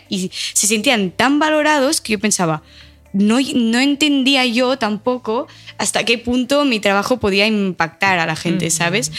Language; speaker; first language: Spanish; non-native, local second language; Catalan